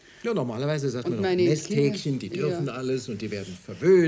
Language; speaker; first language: German; native; German